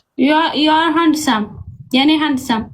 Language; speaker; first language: English; non-native, learner; Amharic